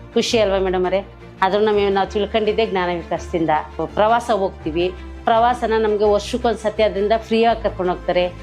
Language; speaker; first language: Kannada; native; Kannada